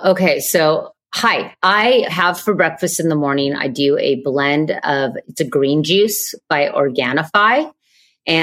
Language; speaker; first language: English; native; English